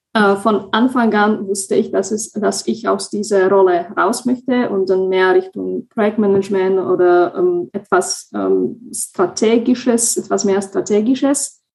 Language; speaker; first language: German; non-native, fluent; Slovak